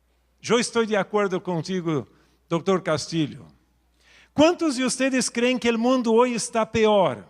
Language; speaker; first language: Spanish; non-native, local second language; Portuguese